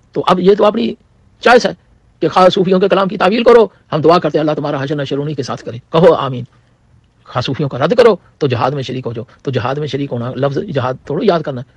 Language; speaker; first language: Urdu; non-native, local second language; Punjabi